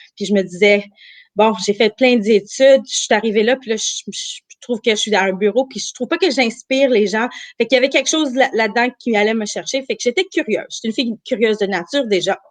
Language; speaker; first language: French; early bilingual, other home language; Armenian